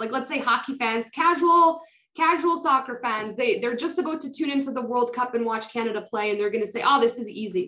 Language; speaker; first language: English; non-native, fluent; Polish